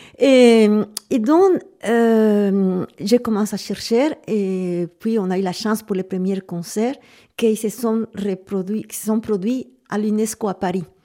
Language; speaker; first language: French; non-native, fluent; Spanish